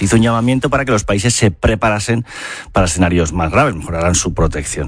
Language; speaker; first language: Spanish; native; Spanish